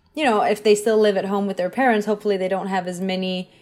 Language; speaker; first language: English; non-native, fluent; Danish